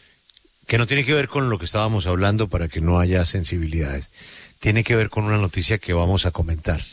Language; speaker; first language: Spanish; native; Spanish